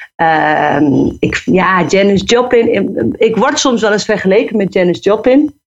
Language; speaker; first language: Dutch; native; Dutch